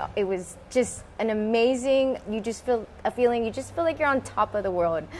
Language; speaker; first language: English; native; English